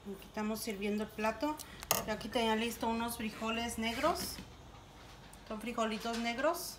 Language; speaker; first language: Spanish; native; Spanish